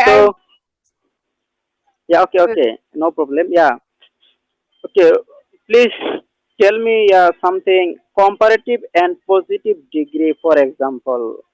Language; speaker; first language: English; non-native, learner; Bangla